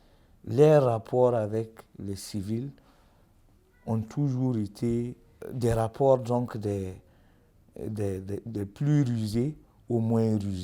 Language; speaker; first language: French; native; French